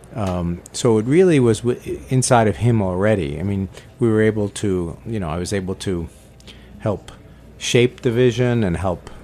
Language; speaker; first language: English; native; English